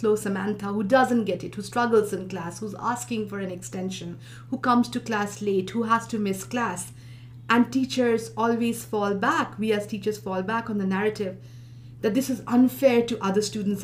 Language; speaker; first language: English; non-native, local second language; Bangla